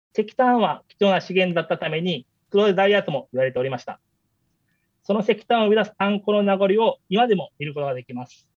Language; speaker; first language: Japanese; native; Japanese